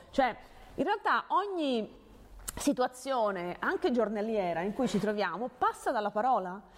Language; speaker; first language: Italian; early bilingual, other home language; Hungarian